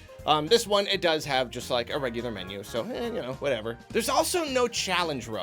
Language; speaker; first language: English; native; English